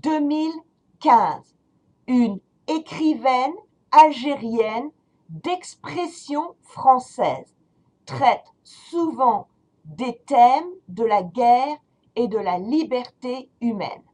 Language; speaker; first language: French; non-native, fluent; English